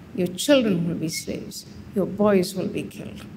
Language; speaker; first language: English; non-native, fluent; Somali